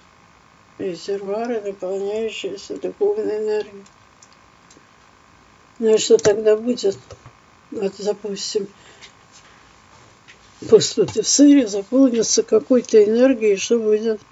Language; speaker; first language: Russian; native; Russian